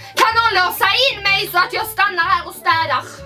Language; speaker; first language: Swedish; native; Swedish